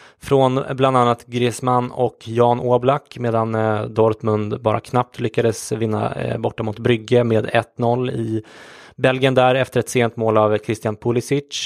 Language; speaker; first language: Swedish; native; Swedish